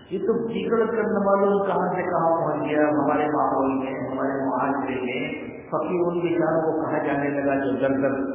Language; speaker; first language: Urdu; native; Urdu